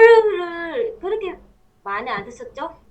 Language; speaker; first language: Korean; non-native, fluent; Vietnamese